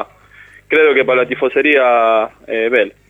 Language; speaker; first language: Italian; non-native, learner; Spanish